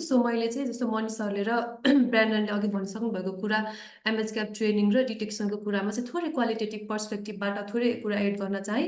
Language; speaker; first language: Nepali; native; Nepali